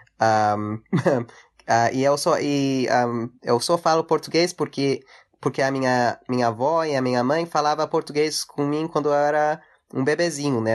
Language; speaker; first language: Portuguese; early bilingual, heritage; English